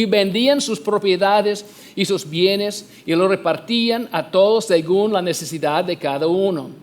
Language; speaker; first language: Spanish; non-native, fluent; English